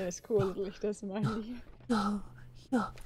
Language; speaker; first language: German; native; German